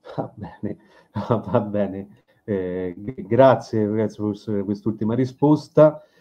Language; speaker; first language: Italian; native; Italian